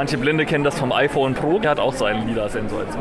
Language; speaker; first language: German; native; German